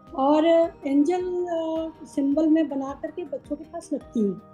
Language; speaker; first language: Hindi; native; Hindi